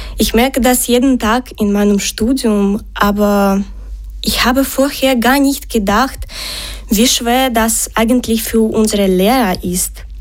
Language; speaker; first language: German; non-native, learner; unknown